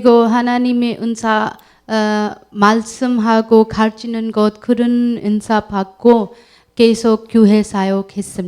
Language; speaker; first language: Korean; non-native, learner; Urdu